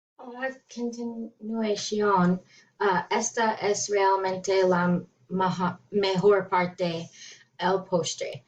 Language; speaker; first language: Spanish; non-native, learner; English